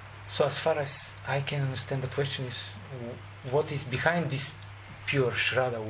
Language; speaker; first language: English; non-native, fluent; Bulgarian